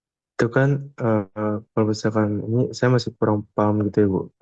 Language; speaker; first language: Indonesian; native; Indonesian